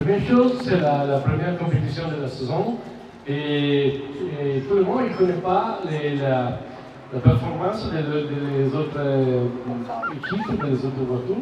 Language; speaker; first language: French; non-native, fluent; Italian